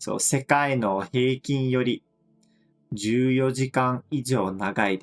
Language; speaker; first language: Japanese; non-native, fluent; English